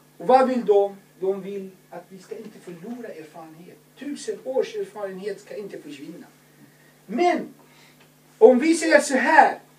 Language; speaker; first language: Swedish; non-native, fluent; Arabic